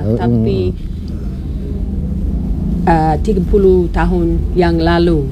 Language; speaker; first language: Indonesian; non-native, learner; English